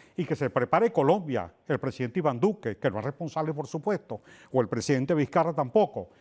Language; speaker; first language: Spanish; native; Spanish